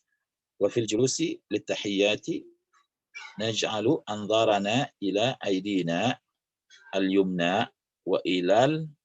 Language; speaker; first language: Arabic; non-native, fluent; Indonesian